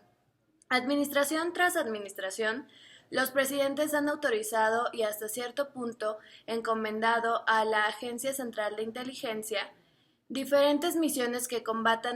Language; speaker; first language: Spanish; native; Spanish